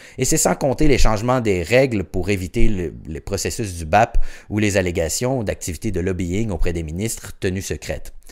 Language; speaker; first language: French; native; French